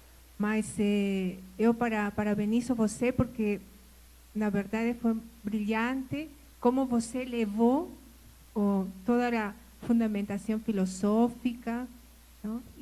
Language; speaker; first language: Portuguese; non-native, fluent; Spanish